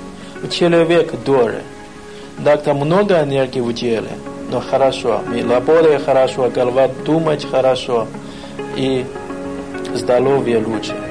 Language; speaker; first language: Russian; non-native, learner; Chinese